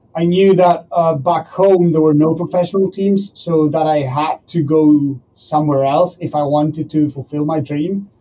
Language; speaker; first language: English; non-native, fluent; Spanish